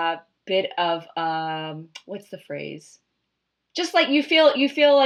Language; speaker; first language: English; native; English